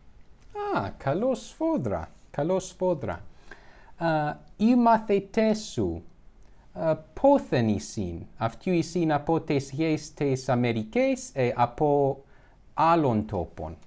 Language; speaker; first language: Greek; non-native, learner; English